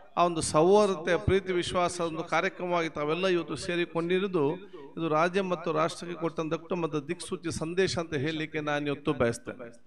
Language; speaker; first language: Kannada; non-native, local second language; Badaga